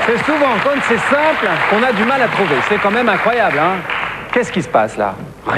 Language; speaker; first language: French; native; French